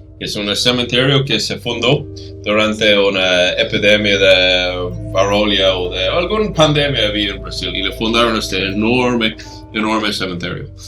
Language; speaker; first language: Spanish; non-native, fluent; English